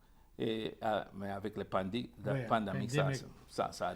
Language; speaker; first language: French; non-native, local second language; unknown